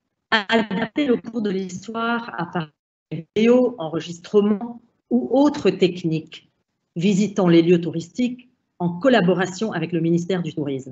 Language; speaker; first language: French; non-native, local second language; Arabic